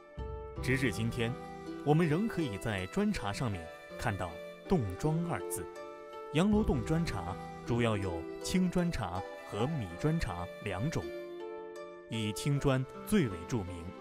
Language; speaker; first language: Chinese; native; Chinese